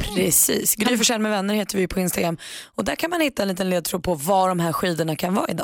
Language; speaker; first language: Swedish; native; Swedish